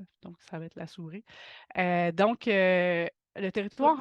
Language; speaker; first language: French; native; French